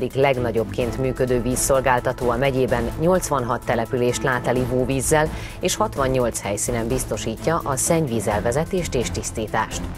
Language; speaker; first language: Hungarian; native; Hungarian